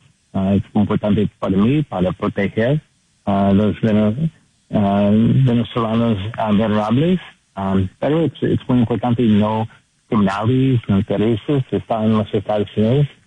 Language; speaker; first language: Spanish; non-native, learner; English